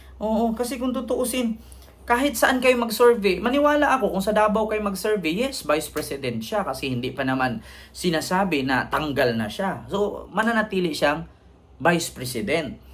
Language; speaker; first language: Filipino; non-native, local second language; Cebuano